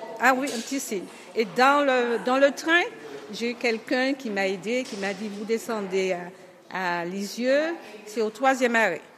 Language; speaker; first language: French; native; French